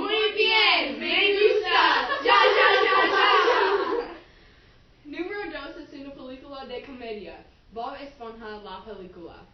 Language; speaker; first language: Spanish; non-native, learner; English